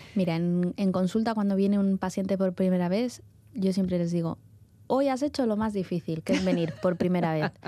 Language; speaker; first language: Spanish; native; Spanish